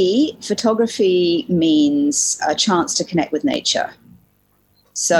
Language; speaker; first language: English; native; English